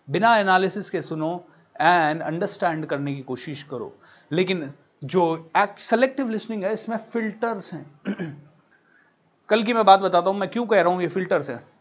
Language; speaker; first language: Hindi; native; Hindi